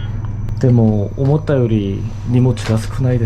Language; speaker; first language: Japanese; non-native, learner; Korean